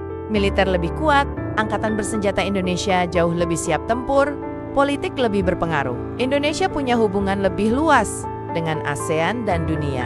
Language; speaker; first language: Indonesian; native; Indonesian